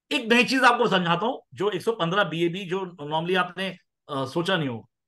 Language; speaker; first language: Hindi; non-native, local second language; Punjabi